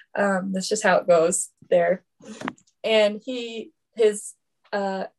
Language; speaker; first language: English; native; English